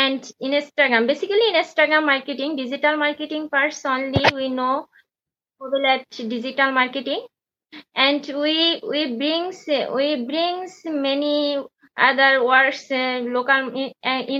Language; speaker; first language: English; non-native, learner; Bangla